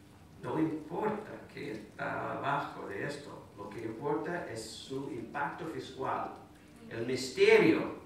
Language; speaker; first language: Spanish; non-native, fluent; English